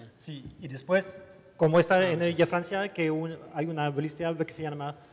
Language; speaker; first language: Spanish; non-native, learner; French